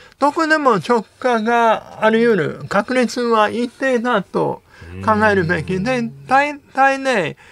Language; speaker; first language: Japanese; non-native, fluent; English